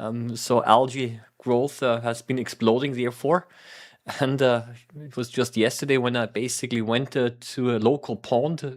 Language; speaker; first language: English; non-native, fluent; German